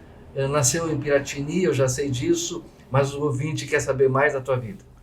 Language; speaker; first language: Portuguese; native; Portuguese